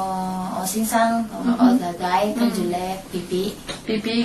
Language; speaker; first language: Cantonese; non-native, learner; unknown